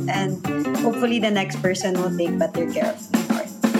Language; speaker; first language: English; non-native, local second language; Filipino